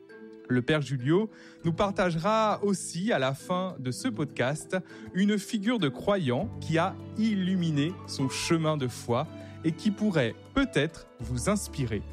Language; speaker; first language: French; native; French